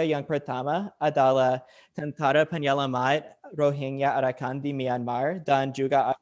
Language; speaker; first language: Indonesian; non-native, learner; English